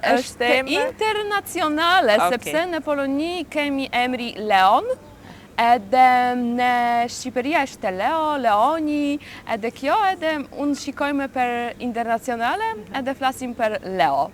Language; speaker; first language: Albanian; non-native, learner; Polish